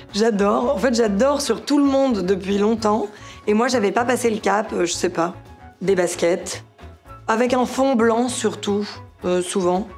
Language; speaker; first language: French; native; French